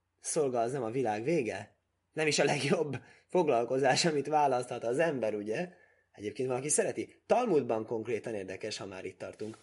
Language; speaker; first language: Hungarian; early bilingual, heritage; Hungarian